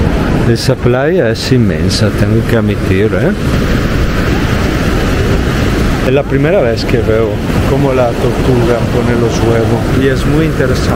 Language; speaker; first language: Spanish; non-native, fluent; Italian